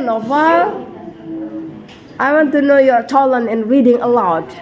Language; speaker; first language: English; non-native, fluent; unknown